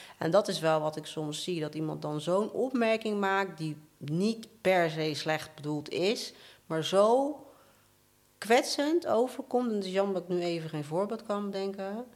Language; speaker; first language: Dutch; native; Dutch